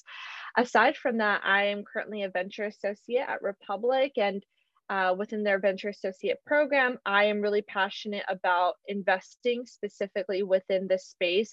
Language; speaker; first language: English; native; English